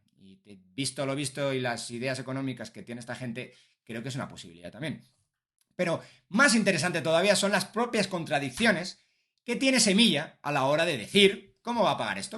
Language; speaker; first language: Spanish; native; Spanish